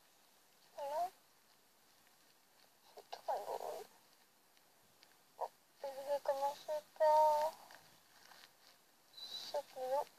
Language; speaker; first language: French; early bilingual, other home language; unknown